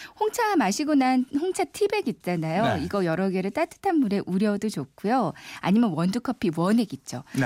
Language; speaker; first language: Korean; native; Korean